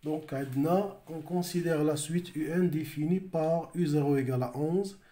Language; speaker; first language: French; non-native, local second language; Arabic